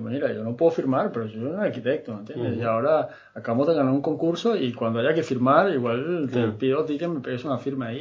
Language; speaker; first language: Spanish; native; Spanish